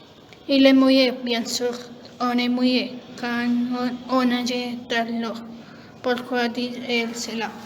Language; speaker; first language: French; non-native, learner; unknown